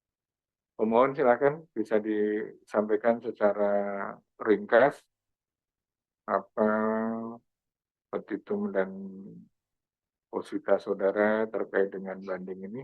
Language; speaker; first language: Indonesian; native; Indonesian